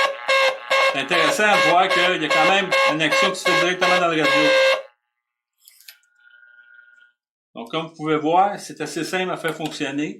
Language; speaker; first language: French; native; French